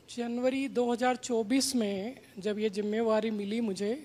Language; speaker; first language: Hindi; native; Hindi